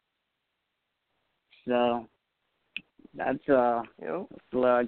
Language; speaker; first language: English; non-native, fluent; Spanish